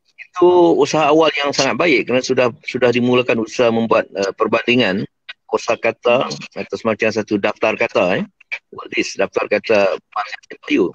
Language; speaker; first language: Malay; native; Malay